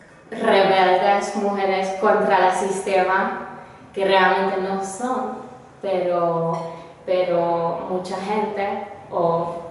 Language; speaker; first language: Spanish; non-native, fluent; Hungarian